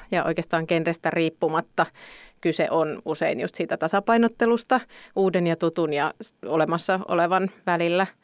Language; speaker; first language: Finnish; native; Finnish